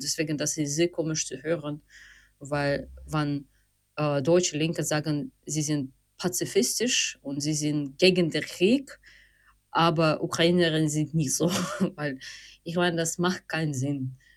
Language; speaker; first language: German; non-native, fluent; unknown